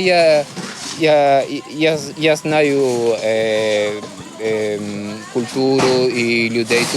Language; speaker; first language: Ukrainian; non-native, learner; Spanish